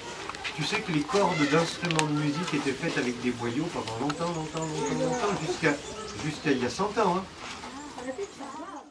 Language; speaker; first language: French; native; French